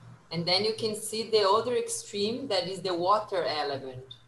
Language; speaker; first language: English; non-native, fluent; Portuguese